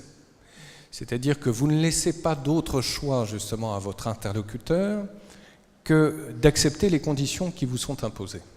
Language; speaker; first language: French; native; French